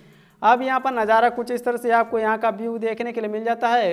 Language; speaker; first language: Hindi; native; Hindi